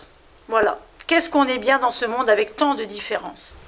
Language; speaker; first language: French; native; French